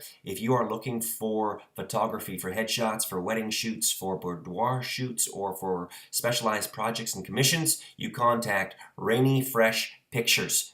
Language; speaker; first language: English; native; English